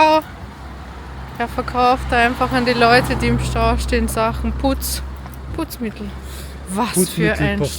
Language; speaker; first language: German; early bilingual, other home language; Bosnian